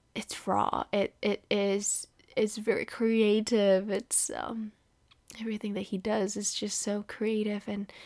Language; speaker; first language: English; non-native, fluent; Indonesian